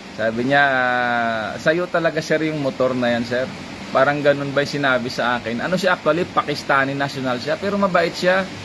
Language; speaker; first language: Filipino; non-native, local second language; Hiligaynon